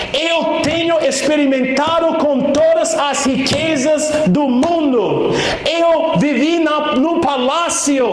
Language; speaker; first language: Portuguese; non-native, fluent; English